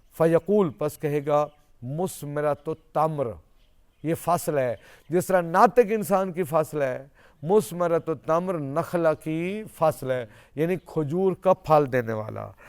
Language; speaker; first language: Urdu; non-native, local second language; Saraiki